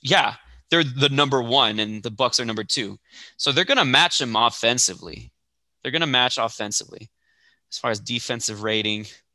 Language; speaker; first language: English; early bilingual, other home language; Spanish